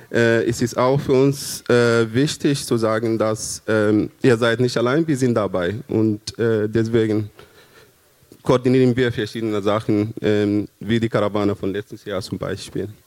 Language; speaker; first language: German; non-native, fluent; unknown